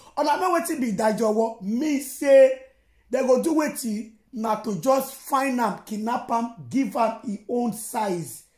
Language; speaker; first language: Nigerian Pidgin; non-native, local second language; Yoruba